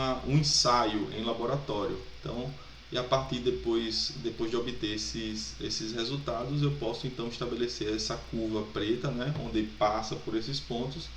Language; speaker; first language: Portuguese; native; Portuguese